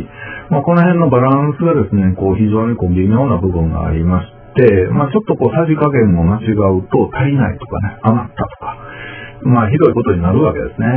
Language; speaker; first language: Japanese; native; Japanese